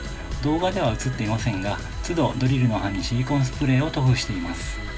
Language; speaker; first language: Japanese; native; Japanese